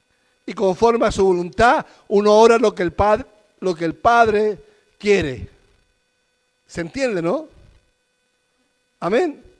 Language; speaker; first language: Spanish; native; Spanish